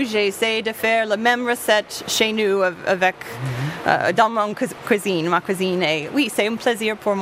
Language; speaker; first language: French; non-native, learner; English